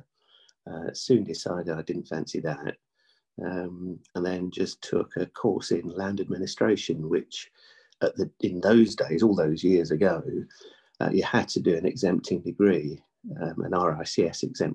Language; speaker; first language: English; native; English